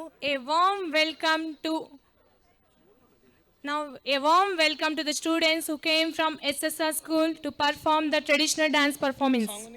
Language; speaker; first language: English; non-native, local second language; Telugu